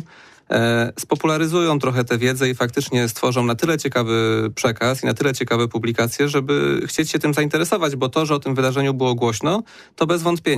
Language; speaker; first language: Polish; native; Polish